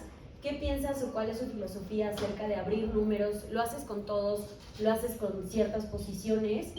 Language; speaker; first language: Spanish; native; Spanish